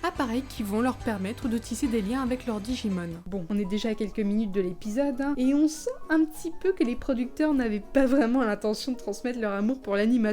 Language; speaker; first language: French; native; French